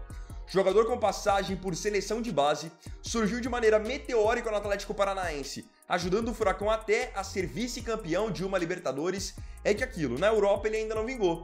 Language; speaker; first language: Portuguese; native; Portuguese